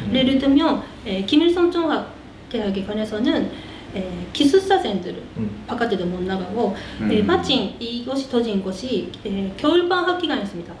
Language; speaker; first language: Korean; early bilingual, heritage; Korean